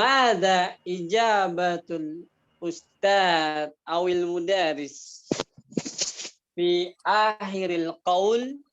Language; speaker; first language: Arabic; non-native, learner; Indonesian